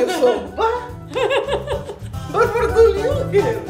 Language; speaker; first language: Swedish; non-native, learner; Spanish